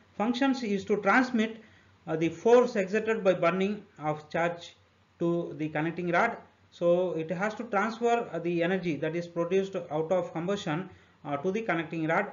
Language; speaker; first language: English; non-native, local second language; Telugu